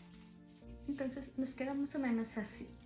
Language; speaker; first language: Spanish; early bilingual, heritage; Spanish